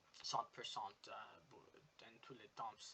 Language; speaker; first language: French; non-native, learner; English